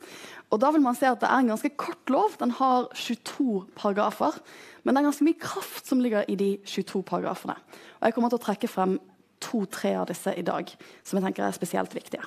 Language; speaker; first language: Norwegian; native; Norwegian